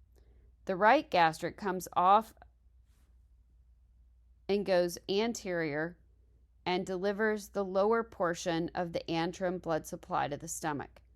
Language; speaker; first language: English; native; English